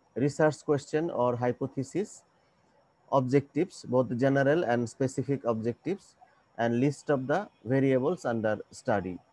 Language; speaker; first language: English; non-native, local second language; Bangla